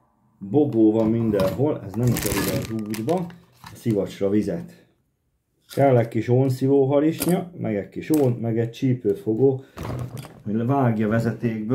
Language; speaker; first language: Hungarian; native; Hungarian